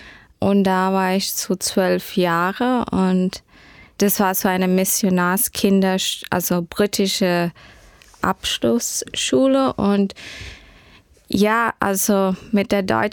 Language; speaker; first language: German; early bilingual, heritage; German